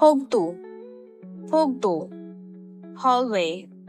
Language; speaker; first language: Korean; non-native, learner; Hindi